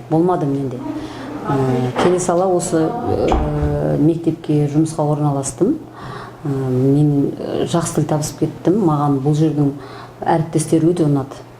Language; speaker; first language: Kazakh; native; Kazakh